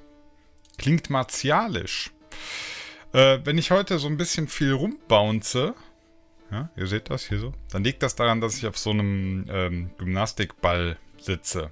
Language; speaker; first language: German; native; German